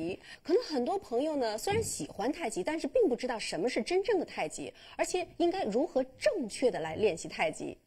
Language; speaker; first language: Chinese; native; Chinese